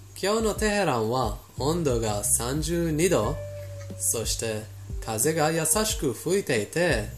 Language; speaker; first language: Japanese; non-native, fluent; Persian